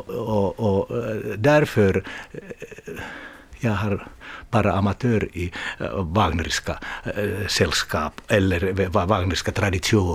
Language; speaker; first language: Swedish; non-native, learner; Finnish